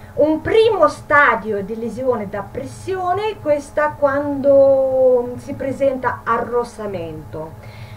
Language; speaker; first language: Italian; non-native, learner; Russian